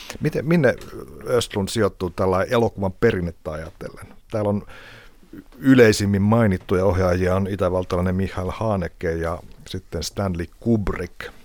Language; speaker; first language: Finnish; native; Finnish